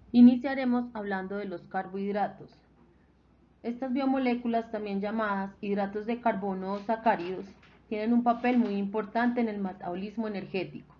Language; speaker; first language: Spanish; native; Spanish